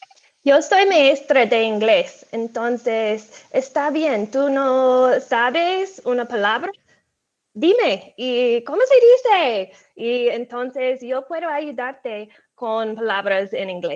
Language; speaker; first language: Spanish; non-native, fluent; English